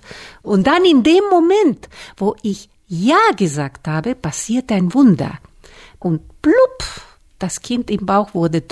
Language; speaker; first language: German; non-native, fluent; Spanish